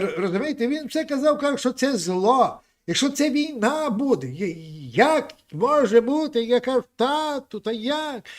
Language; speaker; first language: Ukrainian; native; Ukrainian